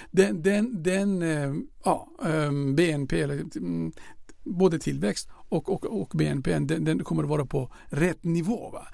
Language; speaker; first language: Swedish; non-native, fluent; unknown